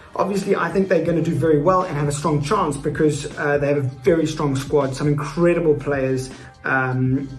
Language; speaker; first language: English; native; English